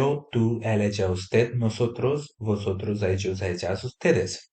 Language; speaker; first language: Spanish; non-native, fluent; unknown